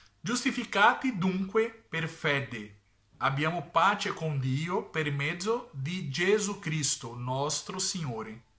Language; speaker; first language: Italian; non-native, learner; Portuguese